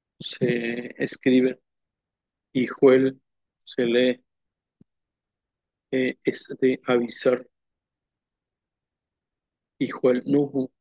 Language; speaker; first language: Spanish; non-native, local second language; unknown